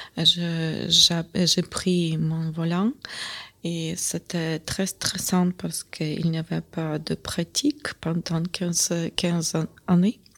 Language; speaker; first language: French; non-native, learner; Ukrainian